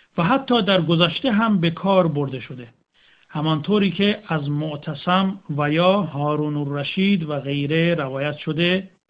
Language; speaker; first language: Persian; native; Persian